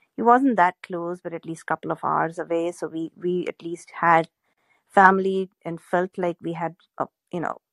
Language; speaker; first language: English; non-native, local second language; Gujarati